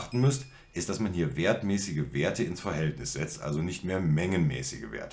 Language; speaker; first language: German; native; German